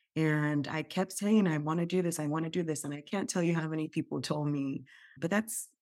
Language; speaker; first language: English; non-native, local second language; Yoruba